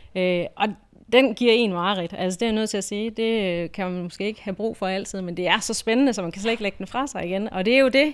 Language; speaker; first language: Danish; native; Danish